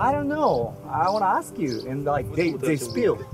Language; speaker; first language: English; non-native, learner; Japanese